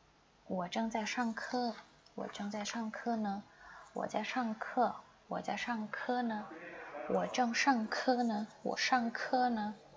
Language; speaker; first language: Chinese; non-native, fluent; Indonesian